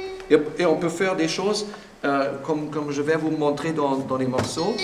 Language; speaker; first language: French; non-native, fluent; German